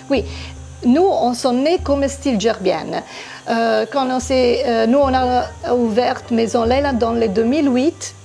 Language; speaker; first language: French; non-native, fluent; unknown